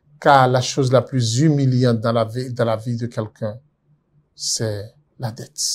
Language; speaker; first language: French; non-native, local second language; Yoruba